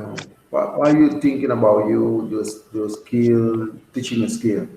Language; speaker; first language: English; non-native, learner; Spanish